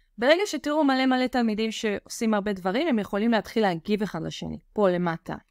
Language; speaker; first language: Hebrew; native; Hebrew